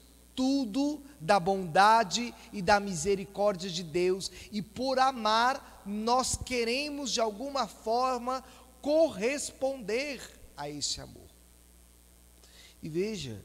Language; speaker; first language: Portuguese; native; Portuguese